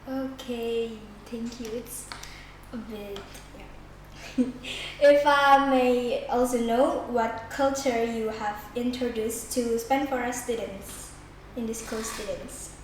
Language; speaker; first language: English; non-native, learner; Indonesian